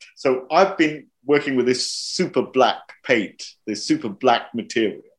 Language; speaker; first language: English; non-native, local second language; Hindi